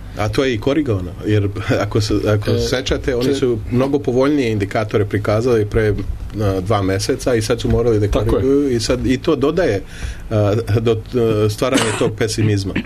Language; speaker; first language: Serbian; early bilingual, heritage; Serbian